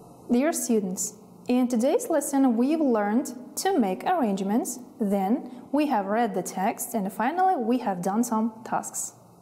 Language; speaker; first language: English; non-native, fluent; Kazakh